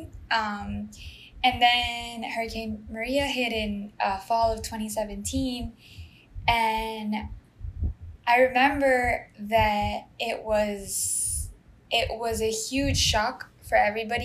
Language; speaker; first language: English; non-native, fluent; Spanish